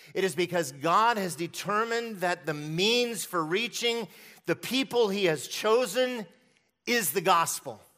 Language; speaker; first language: English; early bilingual, other home language; Hungarian